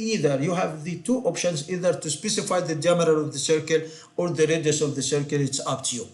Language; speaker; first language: English; non-native, fluent; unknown